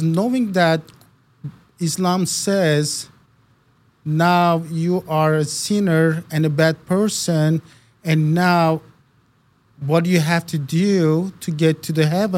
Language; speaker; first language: English; non-native, fluent; Turkish